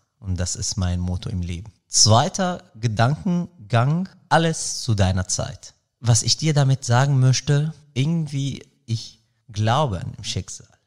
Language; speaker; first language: German; non-native, fluent; Arabic